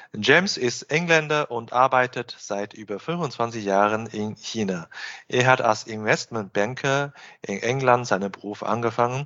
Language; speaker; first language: German; non-native, fluent; Chinese